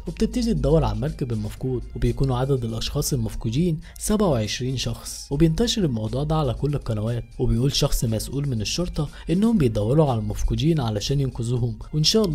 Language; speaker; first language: Arabic; native; Arabic